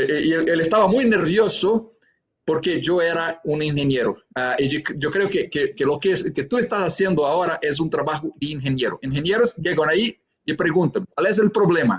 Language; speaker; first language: Spanish; non-native, fluent; Portuguese